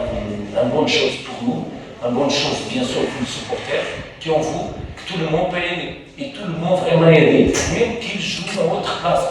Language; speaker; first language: French; non-native, fluent; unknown